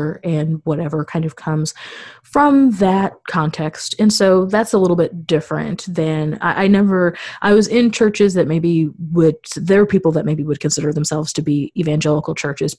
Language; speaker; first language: English; native; English